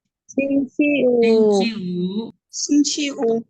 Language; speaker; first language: Chinese; non-native, learner; Indonesian